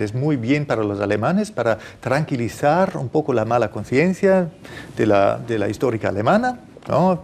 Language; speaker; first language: Spanish; non-native, fluent; German